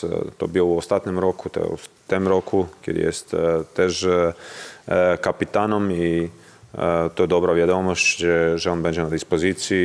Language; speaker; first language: Polish; non-native, learner; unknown